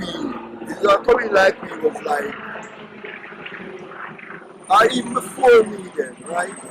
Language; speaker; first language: English; native; English